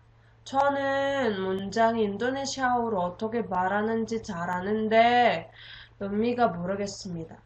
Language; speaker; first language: Korean; non-native, learner; Indonesian